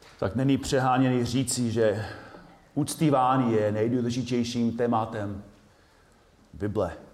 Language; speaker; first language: Czech; non-native, fluent; English